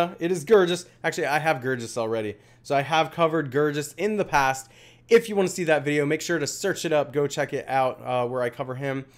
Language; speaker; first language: English; native; English